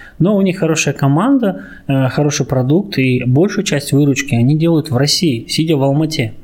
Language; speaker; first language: Russian; native; Russian